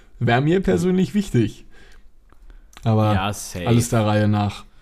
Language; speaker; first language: German; native; German